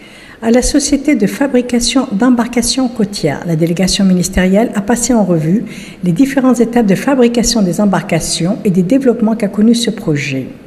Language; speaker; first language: French; non-native, local second language; Arabic